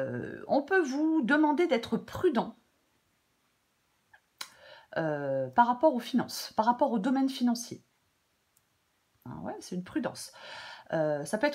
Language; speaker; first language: French; native; French